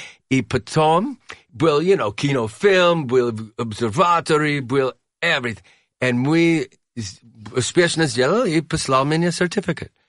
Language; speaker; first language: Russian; non-native, learner; English